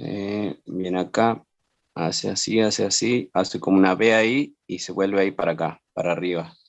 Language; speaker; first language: Spanish; native; Spanish